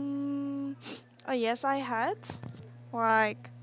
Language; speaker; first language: English; non-native, learner; Korean